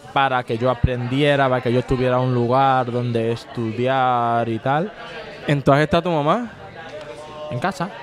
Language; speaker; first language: Spanish; early bilingual, other home language; Bangla